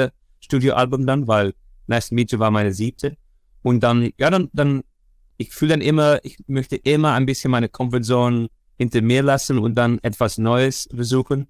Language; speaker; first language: German; non-native, fluent; Dutch